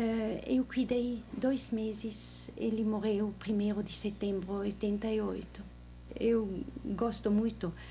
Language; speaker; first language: Portuguese; non-native, fluent; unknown